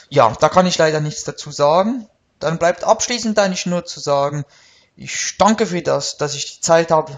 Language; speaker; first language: German; native; German